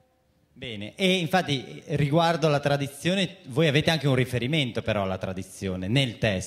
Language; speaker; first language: Italian; native; Italian